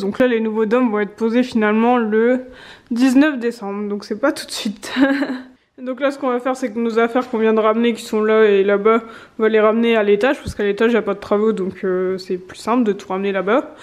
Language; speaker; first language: French; native; French